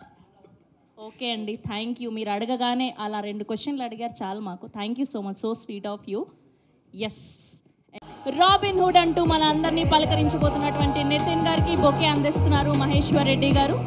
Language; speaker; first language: Telugu; native; Telugu